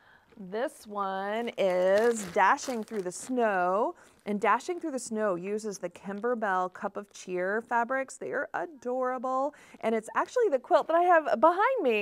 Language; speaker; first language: English; native; English